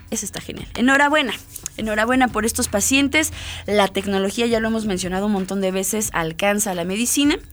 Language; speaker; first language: Spanish; native; Spanish